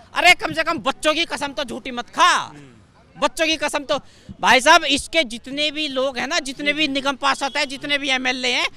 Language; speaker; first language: Hindi; native; Hindi